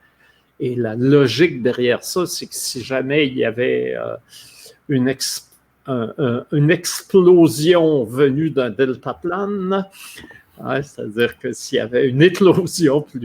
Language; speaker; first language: French; native; French